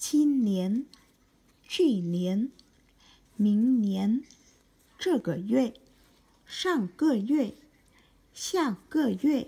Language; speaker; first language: Chinese; non-native, learner; Vietnamese